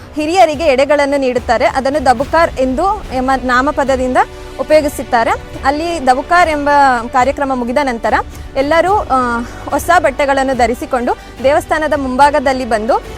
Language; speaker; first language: Kannada; non-native, local second language; Lambadi